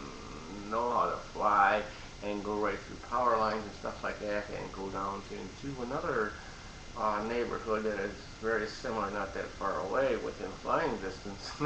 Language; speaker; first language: English; native; English